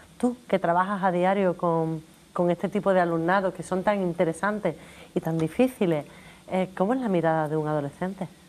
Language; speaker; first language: Spanish; native; Spanish